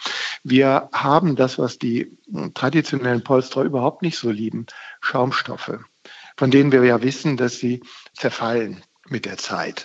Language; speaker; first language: German; native; German